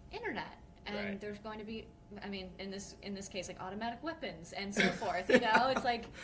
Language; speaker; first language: English; native; English